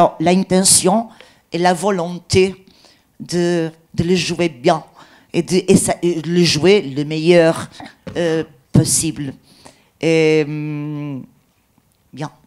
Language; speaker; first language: French; non-native, learner; Portuguese